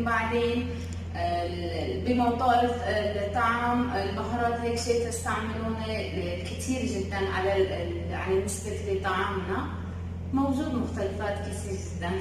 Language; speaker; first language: Arabic; non-native, learner; Turkish